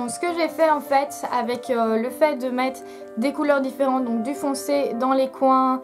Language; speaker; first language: French; native; French